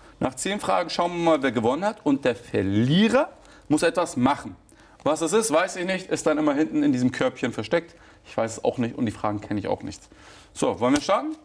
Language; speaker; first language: German; early bilingual, other home language; Turkish